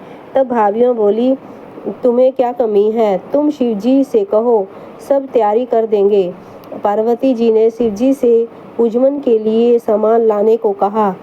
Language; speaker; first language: Hindi; native; Hindi